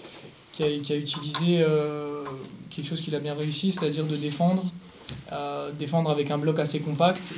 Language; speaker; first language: French; native; French